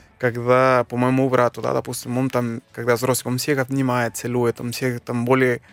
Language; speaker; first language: Russian; non-native, fluent; Spanish